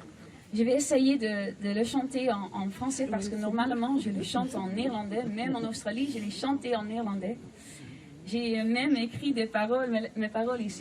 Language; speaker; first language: French; non-native, fluent; Dutch